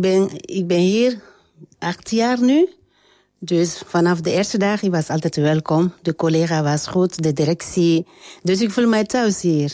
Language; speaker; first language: Dutch; non-native, learner; French